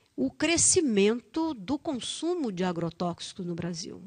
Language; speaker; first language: Portuguese; native; Portuguese